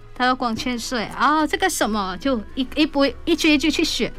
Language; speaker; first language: Chinese; non-native, fluent; Hakka Chinese